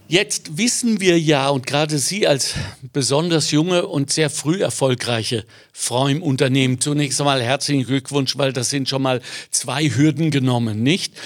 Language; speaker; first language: German; native; German